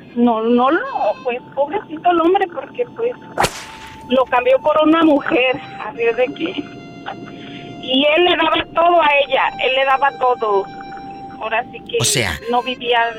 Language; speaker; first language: Spanish; native; Spanish